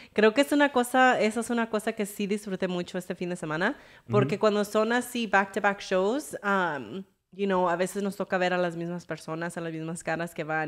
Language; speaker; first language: Spanish; early bilingual, heritage; Spanish